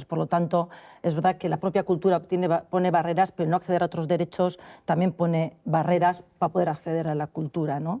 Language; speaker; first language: Spanish; native; Spanish